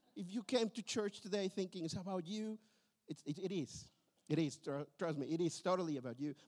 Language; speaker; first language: English; non-native, fluent; Spanish